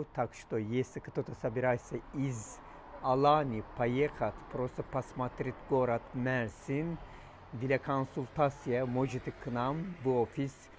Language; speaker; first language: Russian; non-native, learner; Turkish